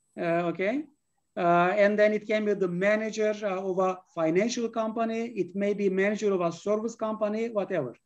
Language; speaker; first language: English; non-native, fluent; Turkish